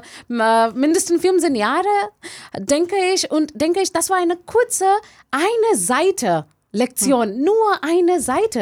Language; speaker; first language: German; non-native, learner; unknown